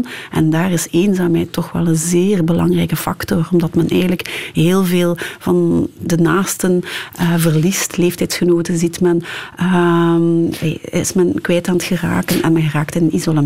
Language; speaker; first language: Dutch; native; Dutch